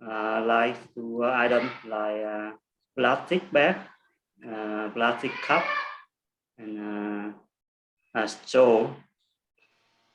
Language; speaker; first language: English; non-native, learner; Vietnamese